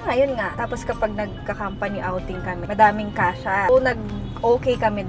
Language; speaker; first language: Filipino; native; Filipino